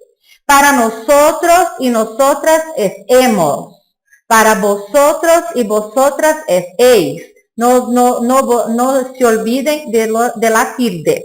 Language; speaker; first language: Spanish; non-native, fluent; Portuguese